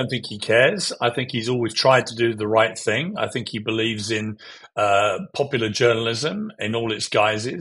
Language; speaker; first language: English; native; English